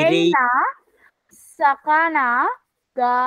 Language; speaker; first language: Japanese; non-native, learner; Sinhala